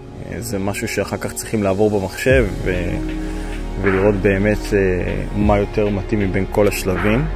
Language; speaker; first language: Hebrew; native; Hebrew